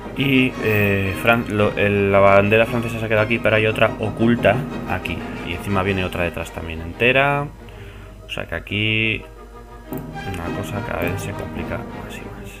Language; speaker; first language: Spanish; native; Spanish